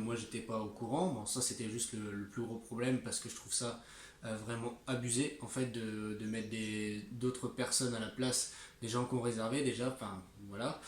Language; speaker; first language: French; native; French